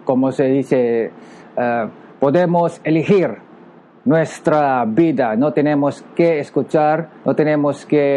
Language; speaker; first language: Spanish; non-native, learner; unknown